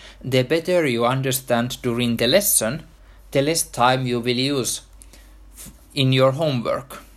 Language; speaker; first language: English; non-native, fluent; Finnish